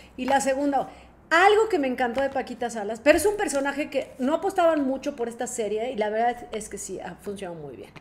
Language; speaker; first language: Spanish; native; Spanish